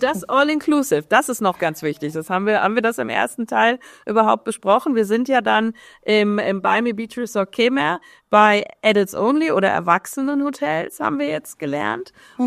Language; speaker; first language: German; native; German